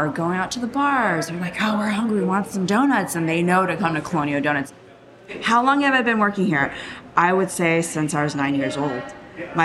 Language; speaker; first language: English; native; English